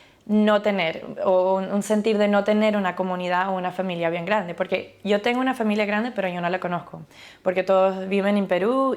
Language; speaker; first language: Spanish; early bilingual, other home language; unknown